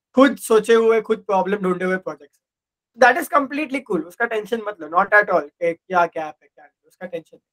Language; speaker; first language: Hindi; non-native, local second language; Gujarati